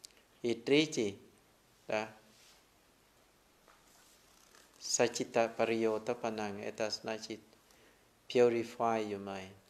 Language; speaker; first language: Russian; non-native, learner; Thai